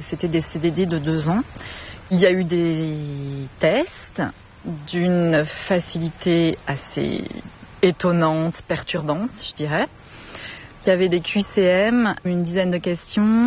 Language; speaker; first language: French; native; French